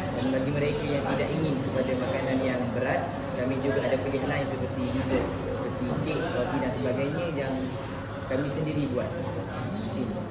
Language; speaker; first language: Malay; native; Malay